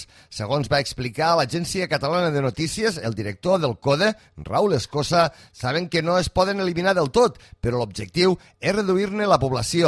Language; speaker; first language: Catalan; native; Catalan